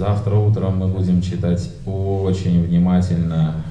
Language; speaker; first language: Russian; native; Russian